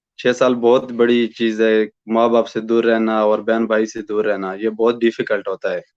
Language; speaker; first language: Urdu; non-native, local second language; Pashto